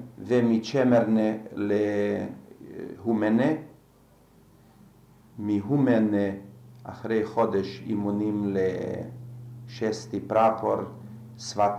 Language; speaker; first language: Hebrew; non-native, fluent; Slovak